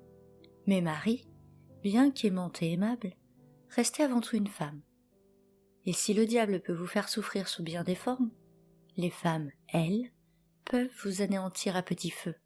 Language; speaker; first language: French; native; French